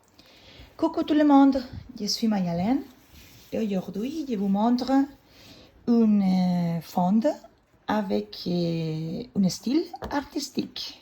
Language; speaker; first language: French; non-native, fluent; Spanish